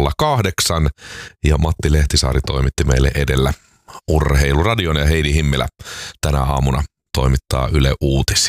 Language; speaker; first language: Finnish; native; Finnish